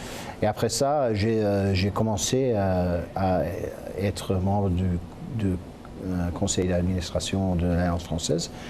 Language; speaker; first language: French; non-native, local second language; English